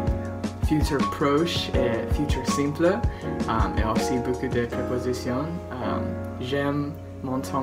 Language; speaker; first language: French; non-native, learner; English